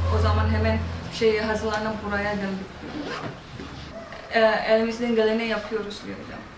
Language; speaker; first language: Turkish; non-native, learner; Indonesian